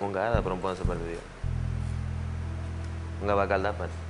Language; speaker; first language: Indonesian; non-native, learner; Spanish